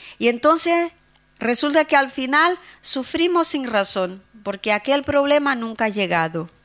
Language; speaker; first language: Spanish; non-native, fluent; Portuguese